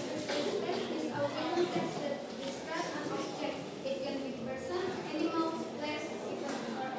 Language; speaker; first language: English; non-native, learner; Indonesian